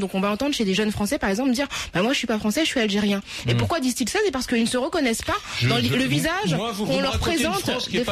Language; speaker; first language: French; native; French